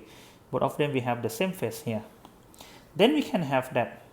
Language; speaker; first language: English; non-native, fluent; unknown